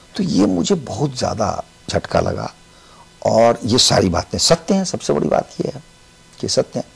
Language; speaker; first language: Hindi; native; Hindi